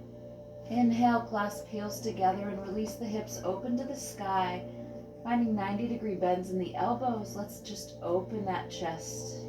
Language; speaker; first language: English; native; English